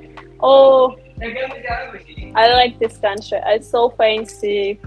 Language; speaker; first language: English; non-native, learner; Russian